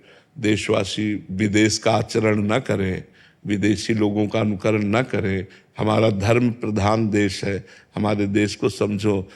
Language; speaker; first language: Hindi; native; Hindi